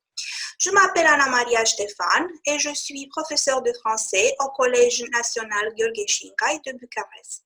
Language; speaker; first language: French; non-native, fluent; Romanian